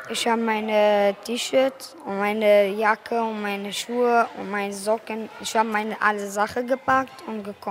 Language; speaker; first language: German; early bilingual, other home language; Arabic